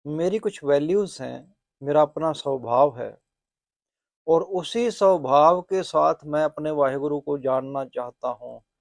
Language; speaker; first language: Hindi; non-native, local second language; Punjabi